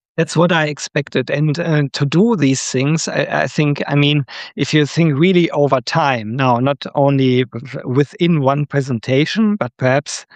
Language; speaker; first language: English; non-native, fluent; German